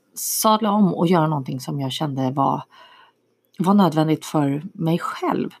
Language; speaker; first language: Swedish; early bilingual, other home language; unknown